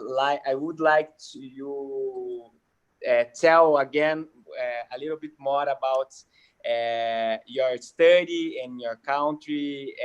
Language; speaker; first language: English; non-native, learner; Portuguese